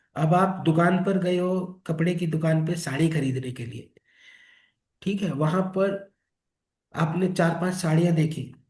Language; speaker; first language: Hindi; native; Hindi